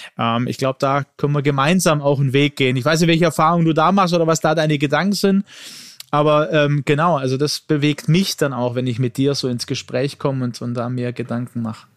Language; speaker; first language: German; early bilingual, other home language; Greek